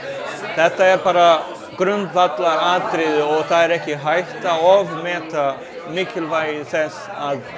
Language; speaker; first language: Icelandic; non-native, fluent; Portuguese